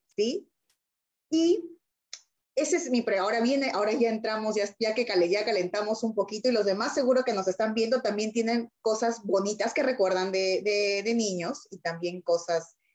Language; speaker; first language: Spanish; native; Spanish